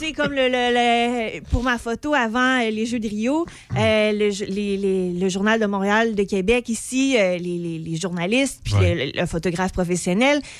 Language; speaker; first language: French; native; French